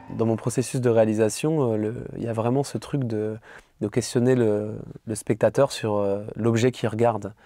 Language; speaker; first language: French; native; French